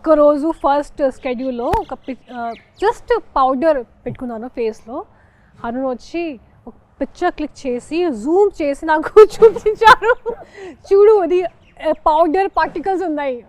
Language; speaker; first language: Telugu; non-native, local second language; Hindi